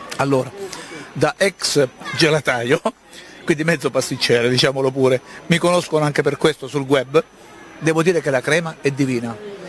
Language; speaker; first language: Italian; native; Italian